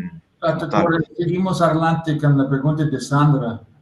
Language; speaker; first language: Spanish; non-native, learner; English